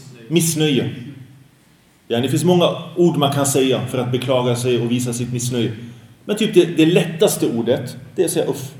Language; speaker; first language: Swedish; early bilingual, other home language; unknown